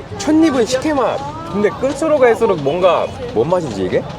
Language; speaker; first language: Korean; native; Korean